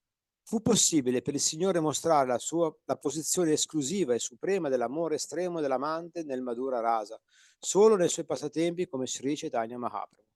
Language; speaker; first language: Italian; native; Italian